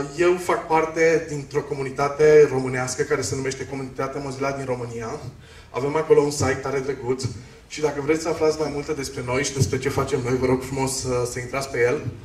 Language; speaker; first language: Romanian; non-native, local second language; Hungarian